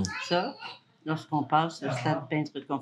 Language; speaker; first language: French; native; French